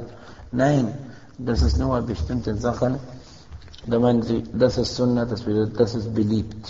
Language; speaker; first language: German; non-native, fluent; Arabic